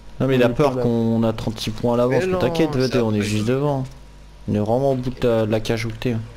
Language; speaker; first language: French; native; French